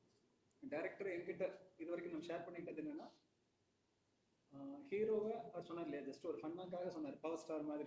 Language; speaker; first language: Tamil; native; Tamil